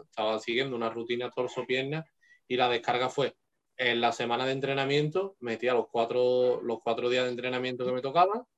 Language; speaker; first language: Spanish; native; Spanish